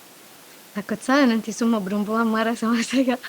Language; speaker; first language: Indonesian; non-native, learner; Arabic